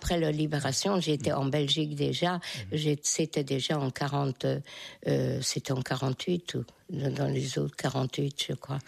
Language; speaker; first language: French; non-native, fluent; Hungarian